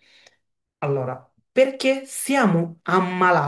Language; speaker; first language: Italian; non-native, learner; Bangla